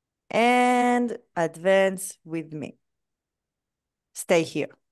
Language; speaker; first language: English; non-native, fluent; Hebrew